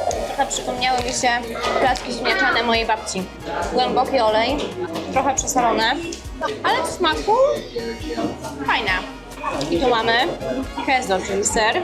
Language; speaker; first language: Polish; native; Polish